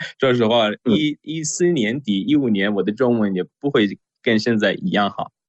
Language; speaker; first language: Chinese; non-native, fluent; Persian